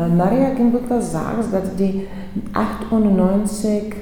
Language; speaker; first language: German; non-native, fluent; Czech